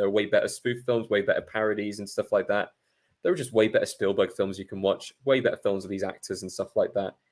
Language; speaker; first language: English; native; English